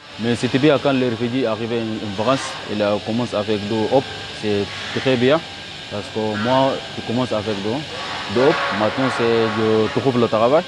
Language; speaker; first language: French; non-native, learner; Arabic